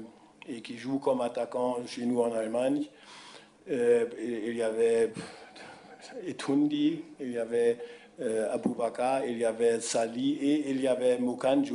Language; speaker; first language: French; non-native, fluent; German